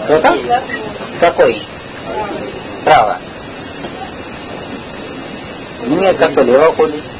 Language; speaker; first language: Russian; non-native, learner; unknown